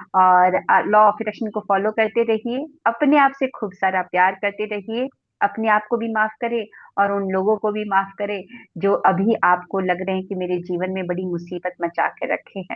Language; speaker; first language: Hindi; native; Hindi